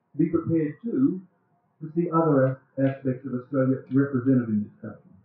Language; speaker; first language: English; native; English